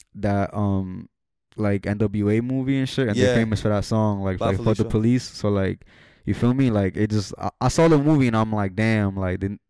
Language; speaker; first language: English; native; English